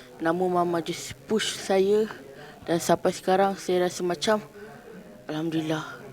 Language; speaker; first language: Malay; native; Malay